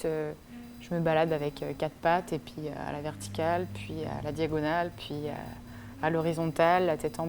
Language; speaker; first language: French; native; French